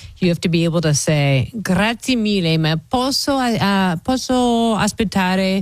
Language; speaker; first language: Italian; non-native, learner; English